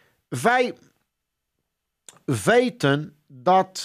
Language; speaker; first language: Dutch; non-native, fluent; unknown